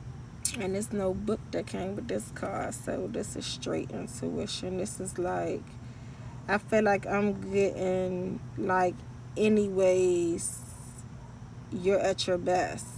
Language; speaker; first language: English; native; English